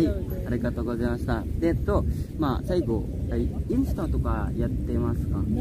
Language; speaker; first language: Japanese; non-native, learner; Indonesian